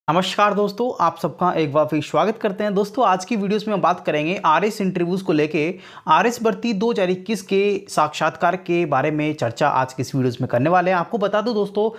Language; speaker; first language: Hindi; native; Hindi